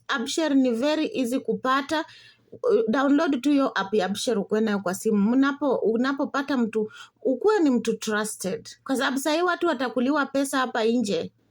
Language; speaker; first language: Swahili; non-native, local second language; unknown